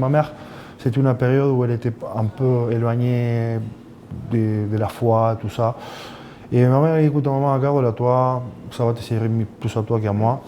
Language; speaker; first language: French; non-native, fluent; Spanish